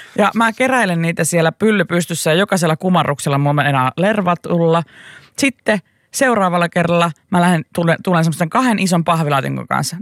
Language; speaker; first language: Finnish; native; Finnish